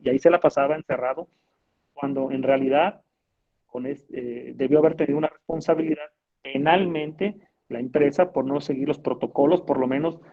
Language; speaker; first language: Spanish; native; Spanish